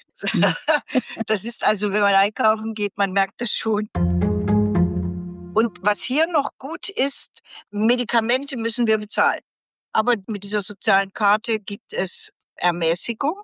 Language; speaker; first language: German; native; German